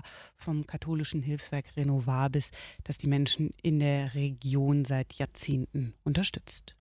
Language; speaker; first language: German; native; German